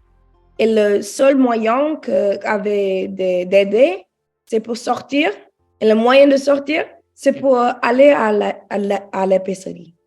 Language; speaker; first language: French; non-native, learner; English